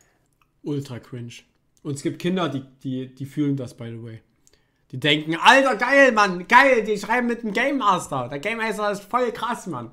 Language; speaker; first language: German; native; German